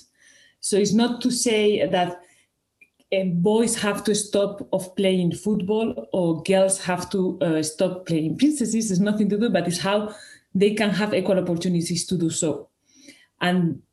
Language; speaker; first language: English; non-native, fluent; Spanish